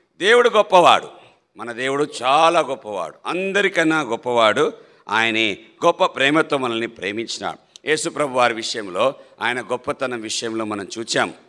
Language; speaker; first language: Telugu; non-native, local second language; Malayalam